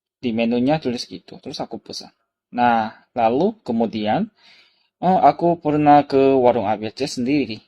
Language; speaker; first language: Indonesian; non-native, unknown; Korean